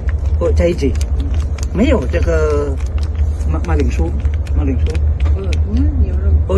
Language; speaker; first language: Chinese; non-native, learner; Indonesian